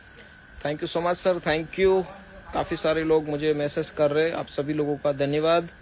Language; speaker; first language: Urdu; non-native, local second language; Gujarati